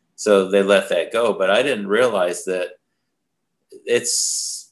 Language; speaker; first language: English; native; English